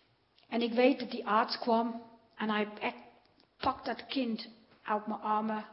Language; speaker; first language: Dutch; non-native, fluent; English